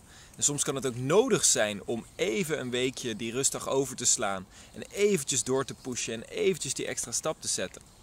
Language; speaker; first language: Dutch; native; Dutch